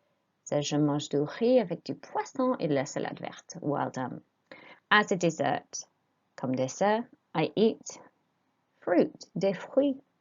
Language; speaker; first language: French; non-native, fluent; English